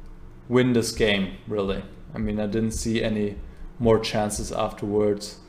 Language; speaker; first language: English; non-native, fluent; German